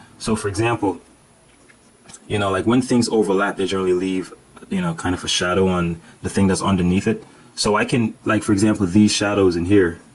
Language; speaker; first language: English; native; English